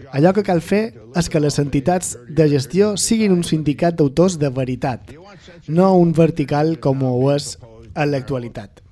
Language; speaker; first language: Catalan; native; Catalan